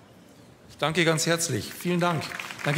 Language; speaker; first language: German; native; German